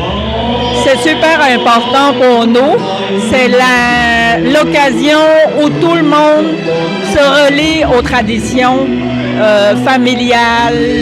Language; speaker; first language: French; non-native, fluent; Vietnamese